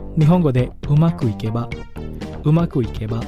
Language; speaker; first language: Japanese; non-native, fluent; Indonesian